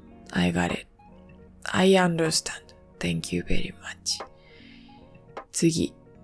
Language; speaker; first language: English; non-native, learner; Japanese